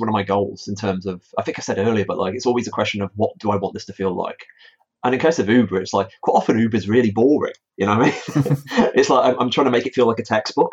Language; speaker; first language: English; native; English